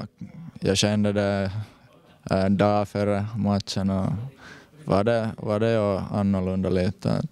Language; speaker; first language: Swedish; non-native, learner; Finnish